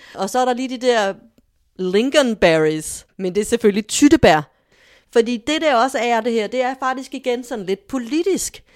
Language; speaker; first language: Danish; native; Danish